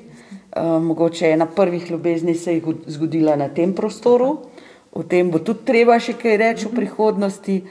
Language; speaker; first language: Slovenian; native; Slovenian